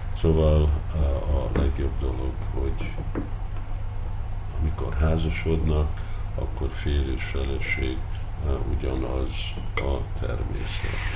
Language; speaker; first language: Hungarian; early bilingual, heritage; Hungarian